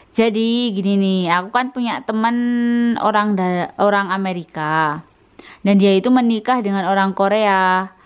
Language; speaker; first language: Indonesian; native; Indonesian